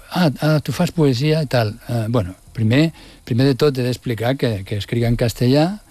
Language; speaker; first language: Catalan; non-native, local second language; Spanish